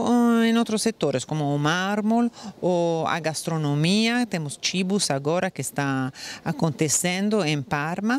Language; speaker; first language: Portuguese; non-native, fluent; Italian